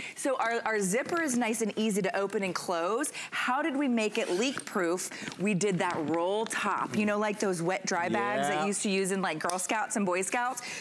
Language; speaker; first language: English; native; English